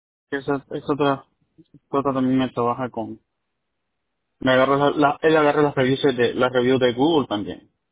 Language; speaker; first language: Spanish; native; Spanish